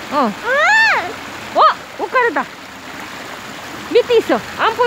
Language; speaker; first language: Korean; non-native, learner; Filipino